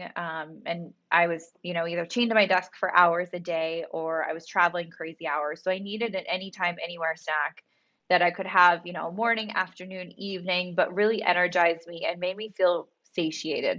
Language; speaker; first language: English; native; English